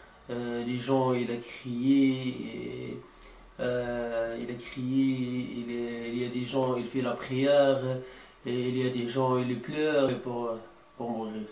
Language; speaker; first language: French; non-native, learner; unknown